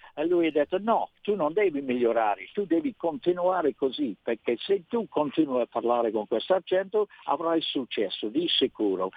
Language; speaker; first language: Italian; non-native, fluent; English